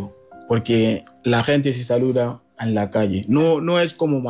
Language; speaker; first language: Spanish; non-native, learner; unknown